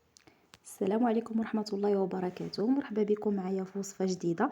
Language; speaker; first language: Arabic; native; Arabic